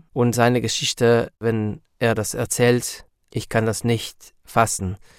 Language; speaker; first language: German; non-native, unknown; Hebrew